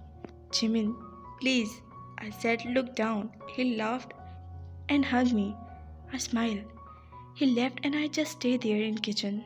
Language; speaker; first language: English; non-native, local second language; Urdu